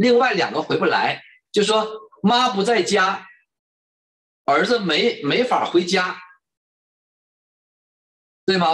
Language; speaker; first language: Chinese; native; Chinese